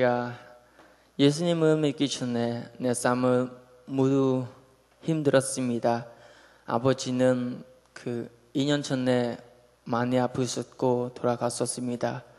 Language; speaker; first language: Korean; non-native, learner; Khmer